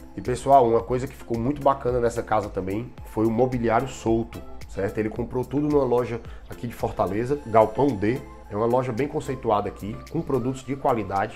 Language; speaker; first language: Portuguese; native; Portuguese